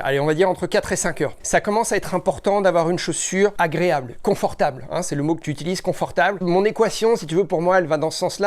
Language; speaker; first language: French; native; French